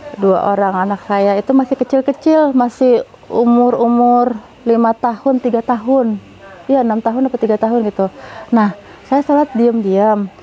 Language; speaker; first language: Indonesian; native; Indonesian